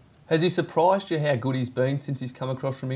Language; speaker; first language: English; native; English